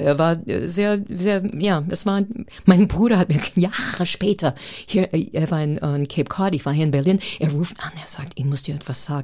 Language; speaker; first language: German; non-native, fluent; English